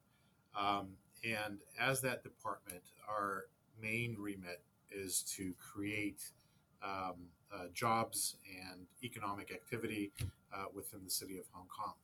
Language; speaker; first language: English; native; English